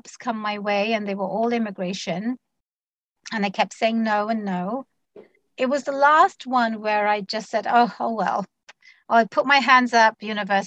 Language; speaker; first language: English; native; English